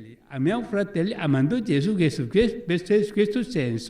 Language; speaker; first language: Italian; non-native, learner; Korean